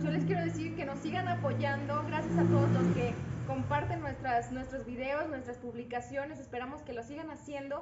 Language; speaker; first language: Spanish; native; Spanish